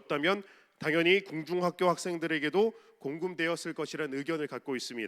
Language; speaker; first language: Korean; native; Korean